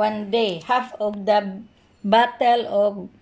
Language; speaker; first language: English; non-native, learner; Filipino